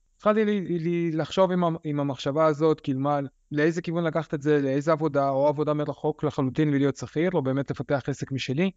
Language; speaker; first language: Hebrew; early bilingual, other home language; Russian